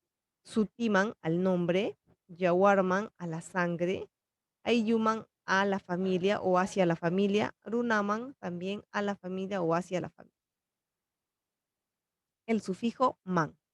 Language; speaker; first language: Spanish; non-native, local second language; Quechua